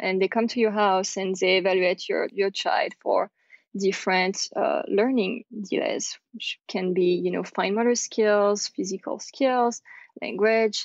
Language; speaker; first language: English; non-native, fluent; French